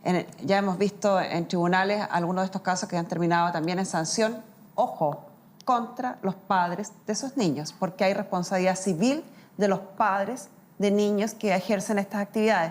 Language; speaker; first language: Spanish; native; Spanish